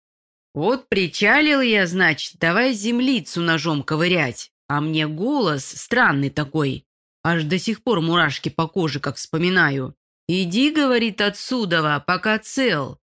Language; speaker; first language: Russian; native; Russian